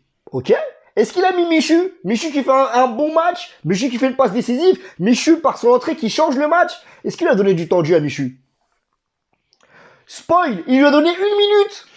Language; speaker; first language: French; native; French